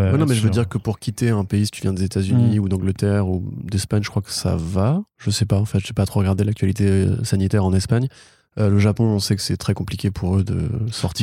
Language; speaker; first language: French; native; French